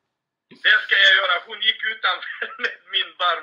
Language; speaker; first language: Swedish; non-native, fluent; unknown